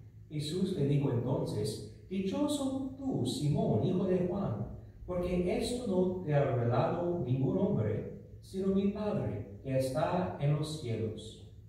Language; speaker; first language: Spanish; non-native, fluent; English